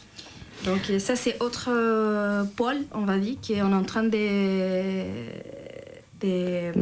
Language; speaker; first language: French; non-native, learner; Spanish